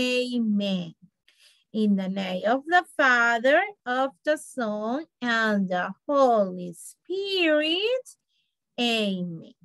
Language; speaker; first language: English; non-native, fluent; Spanish